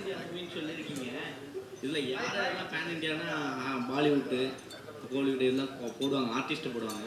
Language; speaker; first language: Tamil; native; Tamil